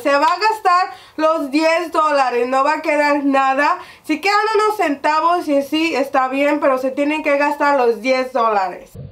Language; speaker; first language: Spanish; early bilingual, heritage; Spanish